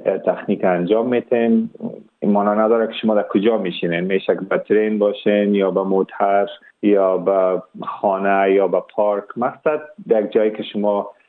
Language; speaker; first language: Persian; early bilingual, heritage; Persian